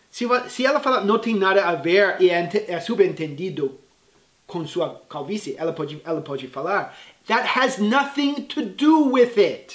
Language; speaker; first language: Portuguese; non-native, fluent; English